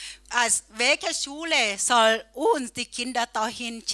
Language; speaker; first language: German; non-native, learner; Thai